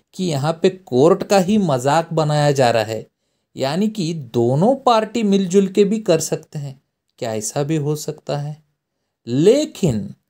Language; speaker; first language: Hindi; native; Hindi